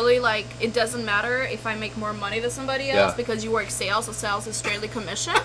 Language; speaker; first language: English; non-native, fluent; Albanian